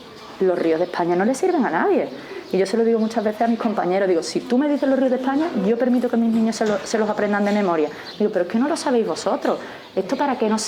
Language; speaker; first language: Spanish; native; Spanish